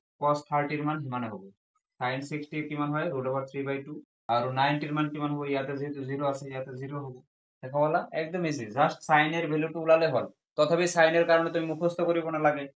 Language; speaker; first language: Assamese; non-native, local second language; Bangla